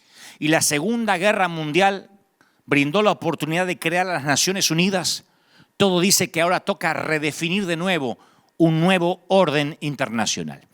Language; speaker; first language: Spanish; native; Spanish